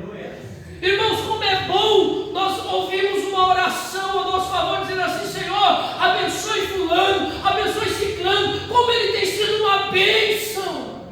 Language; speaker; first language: Portuguese; native; Portuguese